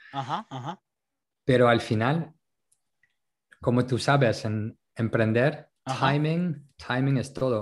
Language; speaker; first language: Spanish; non-native, local second language; French